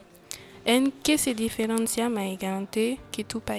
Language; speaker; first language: Spanish; non-native, learner; French